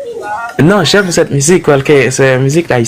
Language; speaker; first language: French; non-native, learner; Haitian Creole